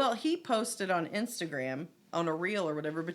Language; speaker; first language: English; native; English